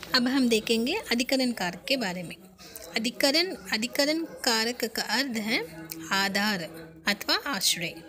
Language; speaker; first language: Hindi; non-native, local second language; Telugu